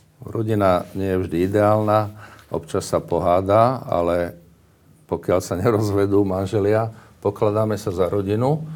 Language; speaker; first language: Slovak; native; Slovak